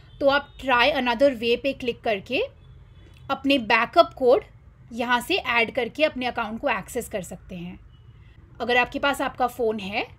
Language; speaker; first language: Hindi; native; Hindi